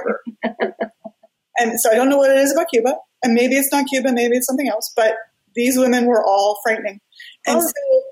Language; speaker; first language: English; native; English